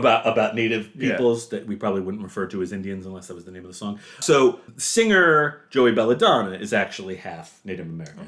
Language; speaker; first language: English; native; English